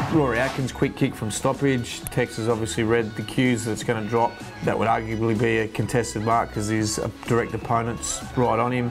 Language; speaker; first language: English; native; English